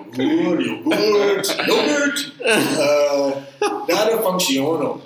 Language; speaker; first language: Spanish; non-native, learner; English